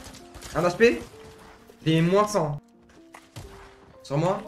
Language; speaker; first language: French; native; French